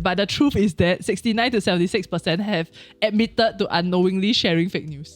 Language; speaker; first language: English; native; English